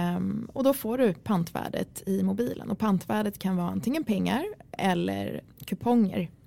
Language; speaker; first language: Swedish; early bilingual, other home language; Kurdish